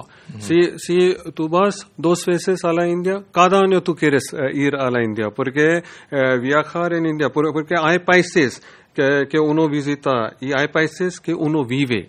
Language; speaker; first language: Spanish; non-native, learner; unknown